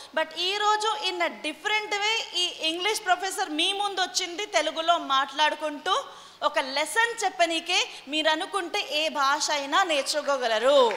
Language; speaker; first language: Telugu; non-native, local second language; Hindi